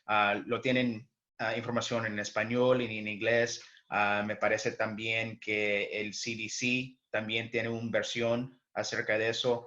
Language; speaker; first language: Spanish; early bilingual, heritage; English